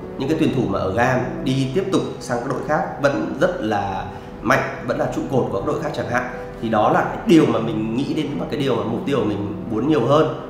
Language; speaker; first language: Vietnamese; native; Vietnamese